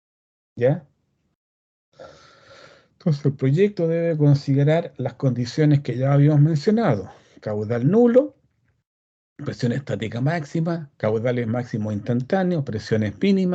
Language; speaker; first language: Spanish; native; Spanish